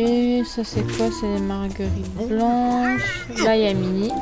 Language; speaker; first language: French; native; French